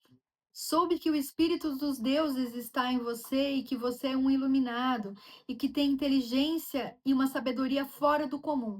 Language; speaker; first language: Portuguese; native; Portuguese